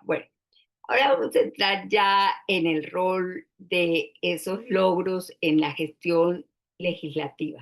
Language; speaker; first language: Spanish; native; Spanish